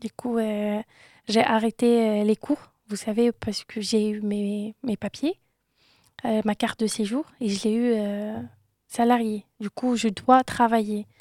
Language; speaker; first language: French; non-native, local second language; Arabic